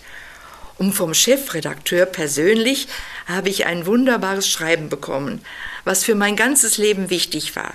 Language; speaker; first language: German; native; German